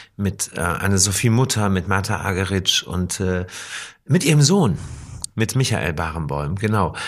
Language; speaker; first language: German; native; German